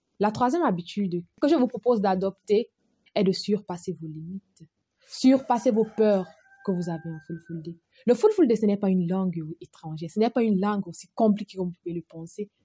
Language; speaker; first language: French; non-native, local second language; Fula